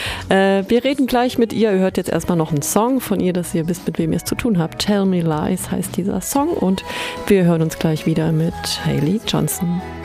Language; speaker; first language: German; native; German